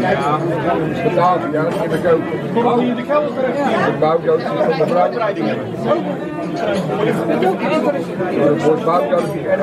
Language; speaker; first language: Dutch; native; Dutch